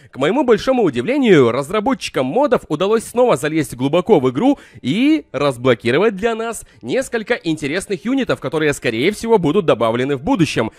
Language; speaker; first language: Russian; native; Russian